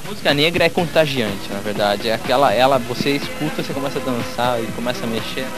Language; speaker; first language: Portuguese; native; Portuguese